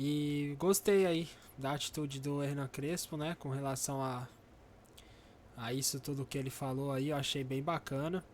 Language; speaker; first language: Portuguese; native; Portuguese